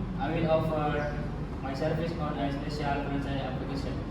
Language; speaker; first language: English; non-native, learner; Indonesian